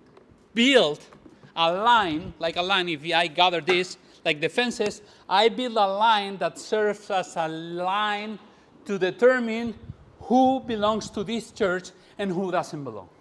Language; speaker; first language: English; non-native, fluent; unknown